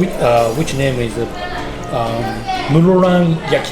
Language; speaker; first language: English; non-native, learner; Japanese